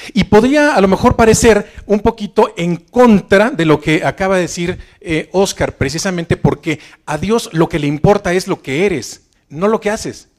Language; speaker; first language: Spanish; native; Spanish